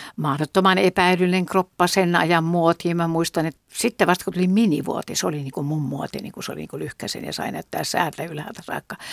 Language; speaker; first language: Finnish; native; Finnish